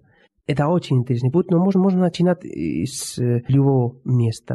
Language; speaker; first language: Russian; non-native, fluent; Spanish